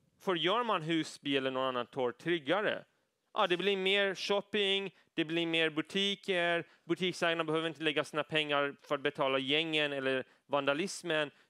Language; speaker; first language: Swedish; early bilingual, other home language; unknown